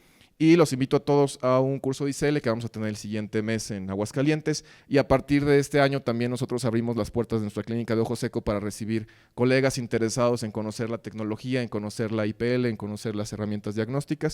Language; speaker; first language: Spanish; native; Spanish